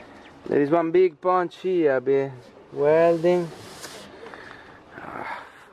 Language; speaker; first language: English; non-native, learner; Italian